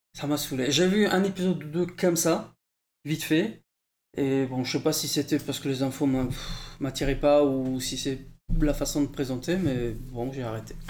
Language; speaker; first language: French; early bilingual, other home language; Portuguese